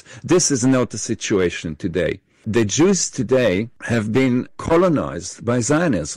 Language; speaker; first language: English; non-native, fluent; Hebrew